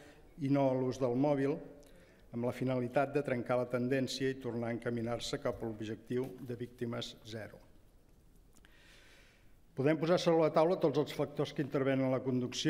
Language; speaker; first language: Catalan; native; Catalan